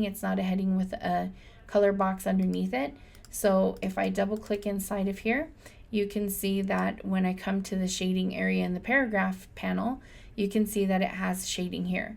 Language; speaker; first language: English; native; English